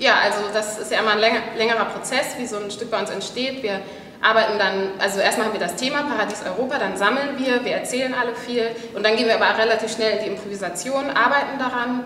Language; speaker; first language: German; native; German